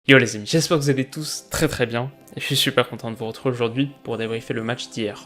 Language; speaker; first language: French; native; French